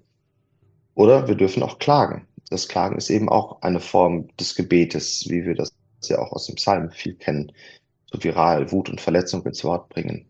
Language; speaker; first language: German; native; German